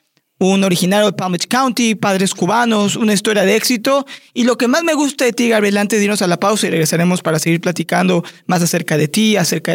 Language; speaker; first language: Spanish; native; Spanish